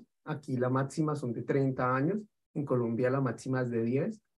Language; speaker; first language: Spanish; native; Spanish